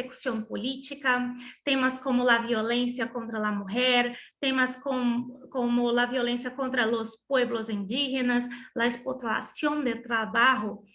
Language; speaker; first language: Spanish; non-native, learner; Portuguese